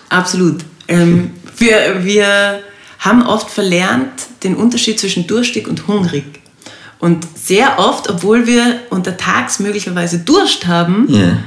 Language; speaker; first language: German; native; German